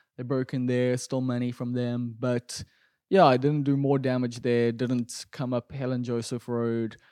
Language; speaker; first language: English; native; English